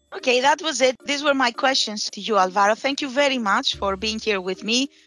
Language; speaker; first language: English; non-native, fluent; Greek